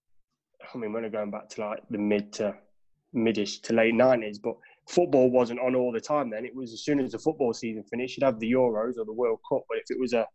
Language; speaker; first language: English; native; English